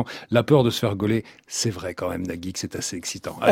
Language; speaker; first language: French; native; French